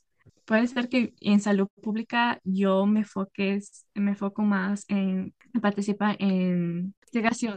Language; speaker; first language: Spanish; early bilingual, heritage; Spanish